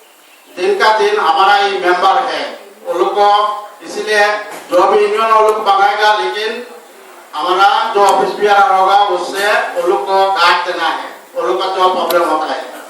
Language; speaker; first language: Hindi; non-native, local second language; Mizo